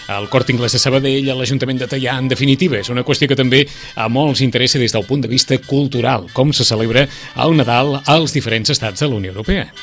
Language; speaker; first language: Catalan; native; Catalan